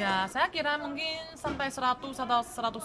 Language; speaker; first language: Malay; non-native, fluent; Chinese